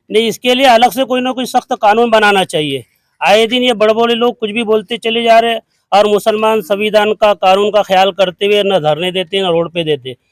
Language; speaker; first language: Hindi; non-native, local second language; Urdu